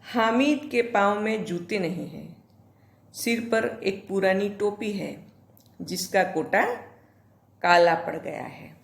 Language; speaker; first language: Hindi; non-native, local second language; Gujarati